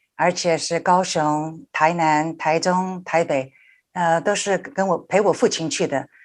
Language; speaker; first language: Chinese; early bilingual, heritage; Chinese